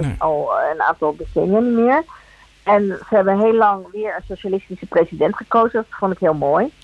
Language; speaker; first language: Dutch; early bilingual, other home language; Spanish